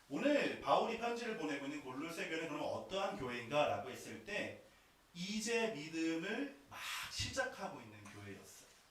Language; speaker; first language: Korean; native; Korean